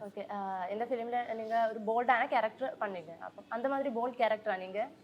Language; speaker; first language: Tamil; non-native, learner; Malayalam